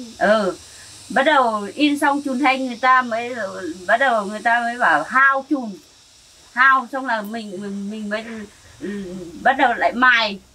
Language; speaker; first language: Vietnamese; non-native, local second language; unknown